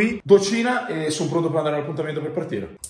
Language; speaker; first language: Italian; native; Italian